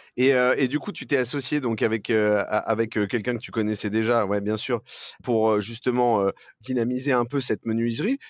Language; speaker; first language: French; native; French